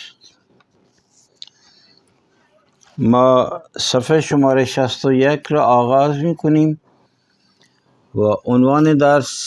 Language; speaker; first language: Persian; non-native, fluent; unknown